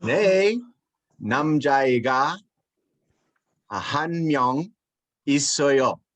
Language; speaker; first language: Korean; non-native, learner; English